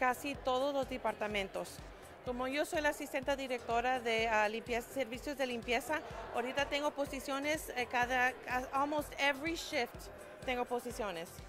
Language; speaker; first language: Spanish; early bilingual, heritage; Spanish